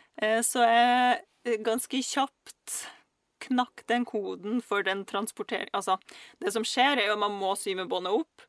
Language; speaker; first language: Norwegian; early bilingual, other home language; Russian